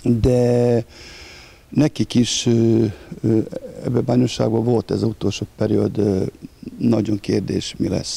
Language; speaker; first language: Hungarian; non-native, fluent; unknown